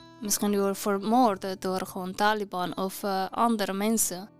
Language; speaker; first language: Dutch; non-native, learner; Persian